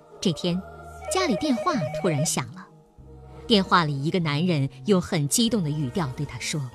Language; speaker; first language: Chinese; native; Chinese